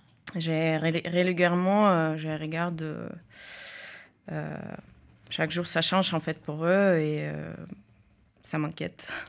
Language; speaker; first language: French; non-native, fluent; Russian